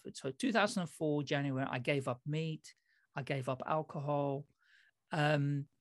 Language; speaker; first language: English; early bilingual, other home language; Dutch